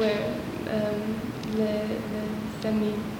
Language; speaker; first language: French; non-native, learner; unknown